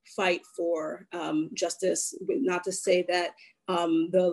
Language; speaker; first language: English; native; English